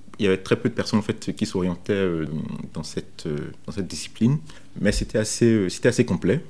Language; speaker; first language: French; non-native, local second language; Fon